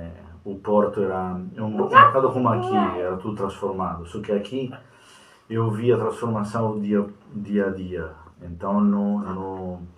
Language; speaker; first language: Portuguese; non-native, fluent; Italian